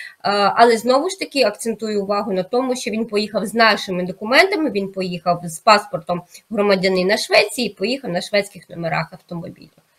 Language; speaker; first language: Ukrainian; native; Ukrainian